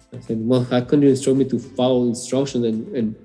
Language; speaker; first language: English; non-native, fluent; Spanish